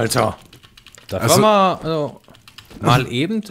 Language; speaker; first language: German; native; German